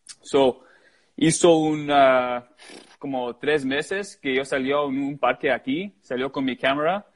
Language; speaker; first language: Spanish; early bilingual, heritage; Spanish